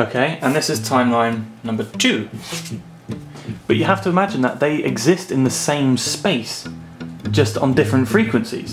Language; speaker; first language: English; native; English